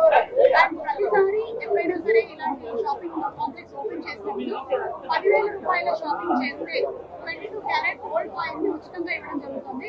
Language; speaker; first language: Telugu; native; Telugu